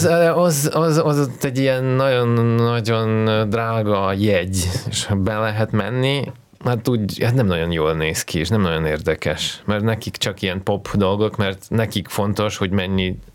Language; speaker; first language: Hungarian; non-native, fluent; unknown